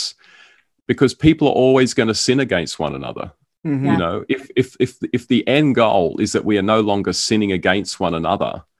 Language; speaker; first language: English; native; English